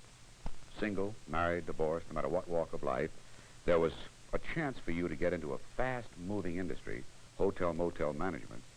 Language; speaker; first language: English; native; English